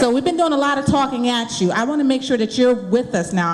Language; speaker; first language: English; native; English